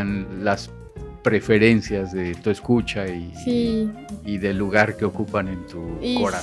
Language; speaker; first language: Spanish; native; Spanish